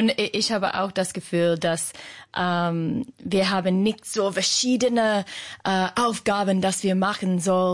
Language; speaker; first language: German; non-native, learner; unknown